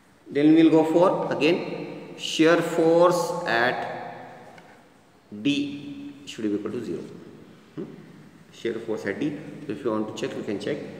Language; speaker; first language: English; non-native, local second language; Kannada